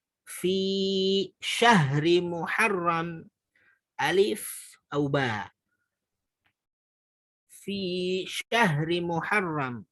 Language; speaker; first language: Arabic; non-native, fluent; Indonesian